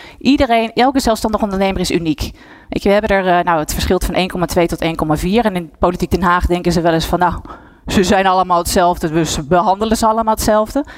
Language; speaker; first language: Dutch; native; Dutch